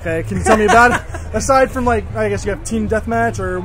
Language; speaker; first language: English; native; English